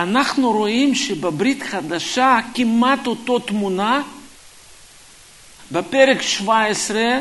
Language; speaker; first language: Hebrew; non-native, fluent; Russian